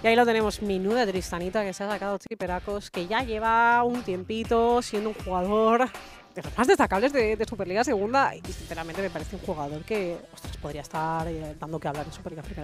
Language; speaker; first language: Spanish; native; Spanish